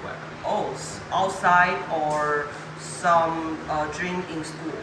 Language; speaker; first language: English; non-native, learner; Chinese